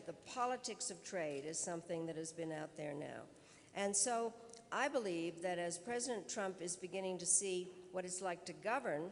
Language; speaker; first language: English; early bilingual, other home language; Czech